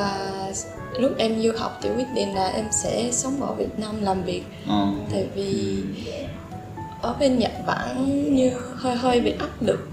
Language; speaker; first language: Vietnamese; non-native, fluent; Japanese